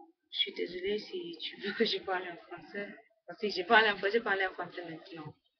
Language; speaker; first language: French; non-native, learner; English